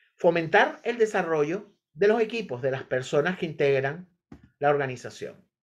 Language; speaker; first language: Spanish; native; Spanish